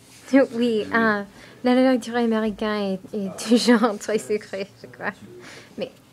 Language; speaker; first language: French; non-native, learner; English